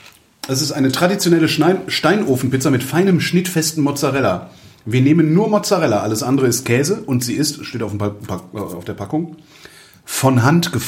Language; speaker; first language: German; native; German